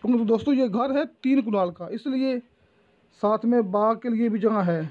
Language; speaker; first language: Urdu; non-native, local second language; Punjabi